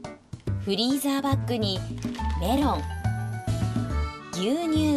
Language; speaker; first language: Japanese; native; Japanese